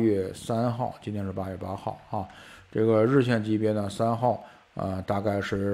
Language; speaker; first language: Chinese; native; Chinese